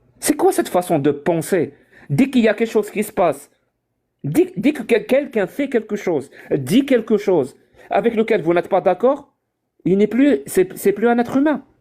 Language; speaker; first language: French; non-native, local second language; Arabic